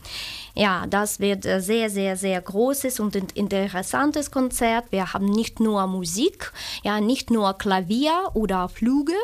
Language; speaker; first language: German; non-native, fluent; Ukrainian